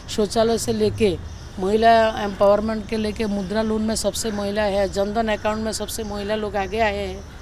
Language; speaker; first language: Hindi; non-native, local second language; Bangla